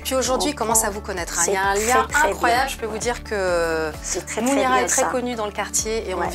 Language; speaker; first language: French; native; French